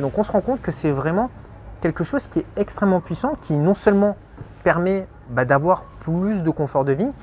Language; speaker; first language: French; native; French